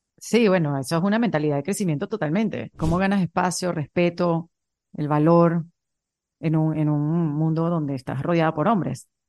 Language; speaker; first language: Spanish; native; Spanish